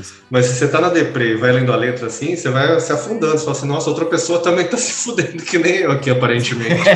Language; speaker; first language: Portuguese; native; Portuguese